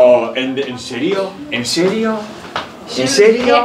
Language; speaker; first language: Spanish; native; Spanish